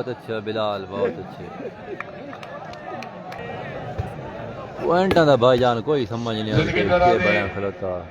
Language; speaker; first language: Hindi; non-native, local second language; Punjabi